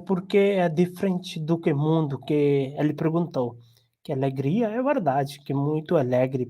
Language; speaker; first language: Portuguese; non-native, learner; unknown